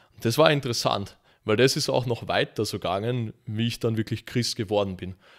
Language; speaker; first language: German; native; German